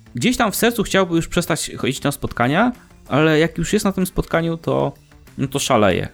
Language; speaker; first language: Polish; native; Polish